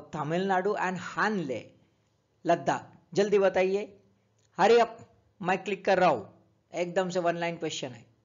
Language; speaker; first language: Hindi; native; Hindi